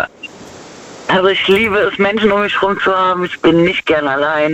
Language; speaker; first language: German; native; German